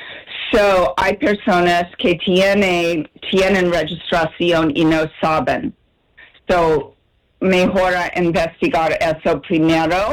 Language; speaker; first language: Spanish; non-native, learner; English